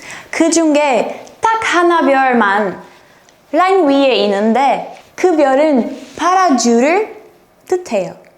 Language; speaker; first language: Korean; non-native, fluent; Portuguese